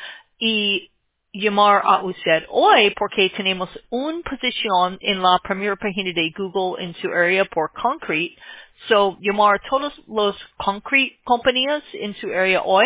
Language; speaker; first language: Spanish; non-native, learner; English